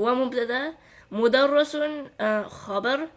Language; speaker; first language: Arabic; non-native, learner; English